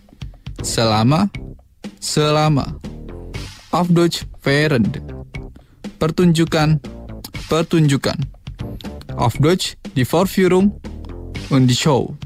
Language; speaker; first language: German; non-native, fluent; Indonesian